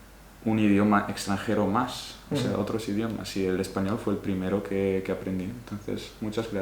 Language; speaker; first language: Spanish; non-native, fluent; Italian